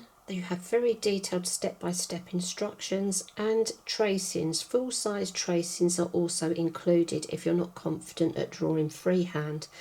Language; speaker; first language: English; native; English